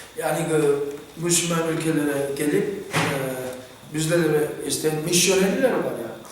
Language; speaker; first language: Turkish; non-native, fluent; Korean